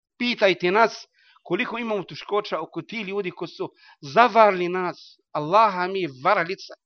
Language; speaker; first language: Bosnian; non-native, learner; Arabic